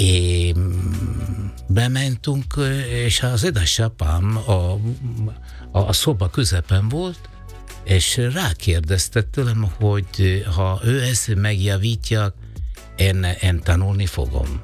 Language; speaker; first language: Hungarian; non-native, learner; Italian